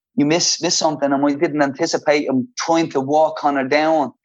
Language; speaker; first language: English; native; English